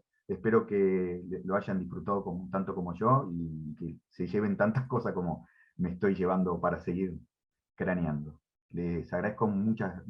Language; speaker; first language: Spanish; native; Spanish